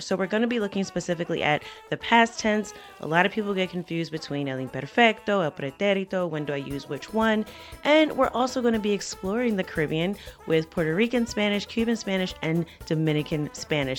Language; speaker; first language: English; native; English